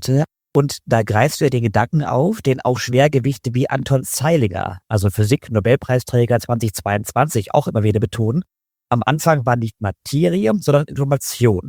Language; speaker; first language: German; native; German